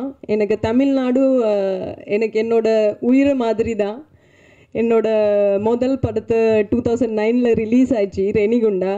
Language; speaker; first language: Tamil; non-native, fluent; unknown